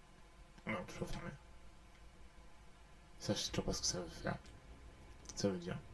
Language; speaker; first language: French; native; French